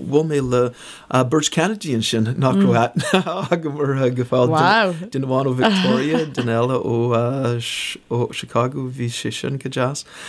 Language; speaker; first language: Irish; non-native, fluent; English